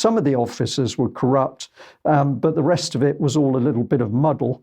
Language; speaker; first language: English; native; English